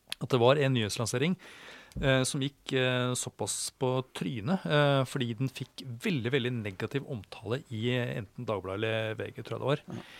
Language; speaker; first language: Norwegian; native; Norwegian